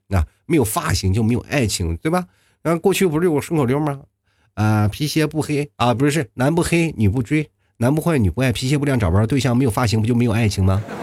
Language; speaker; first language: Chinese; native; Chinese